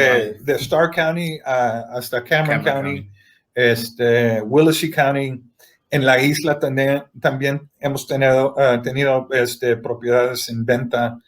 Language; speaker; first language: Spanish; early bilingual, heritage; Spanish